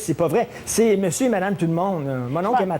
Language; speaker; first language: French; native; French